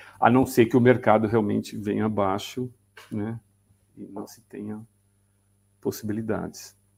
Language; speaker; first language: Portuguese; native; Portuguese